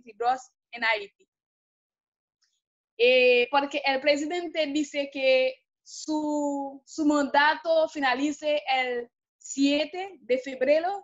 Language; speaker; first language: Spanish; non-native, fluent; Haitian Creole